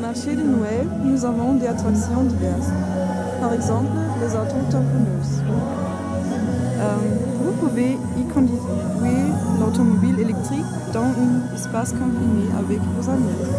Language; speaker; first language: French; non-native, learner; German